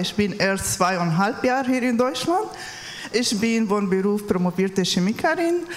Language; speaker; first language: German; non-native, learner; Kurdish